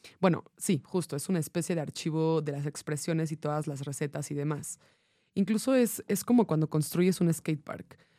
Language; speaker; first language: Spanish; non-native, fluent; English